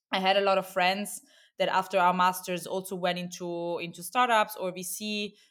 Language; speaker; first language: English; non-native, fluent; Italian